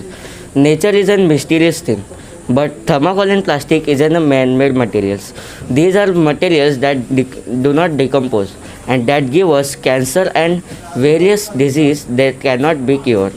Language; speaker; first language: English; non-native, learner; Marathi